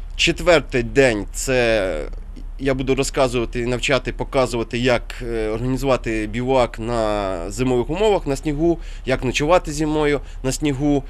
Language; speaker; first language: Ukrainian; native; Ukrainian